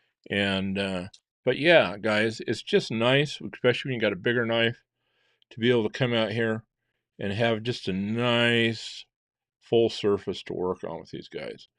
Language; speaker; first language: English; native; English